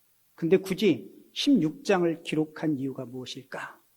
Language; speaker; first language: Korean; native; Korean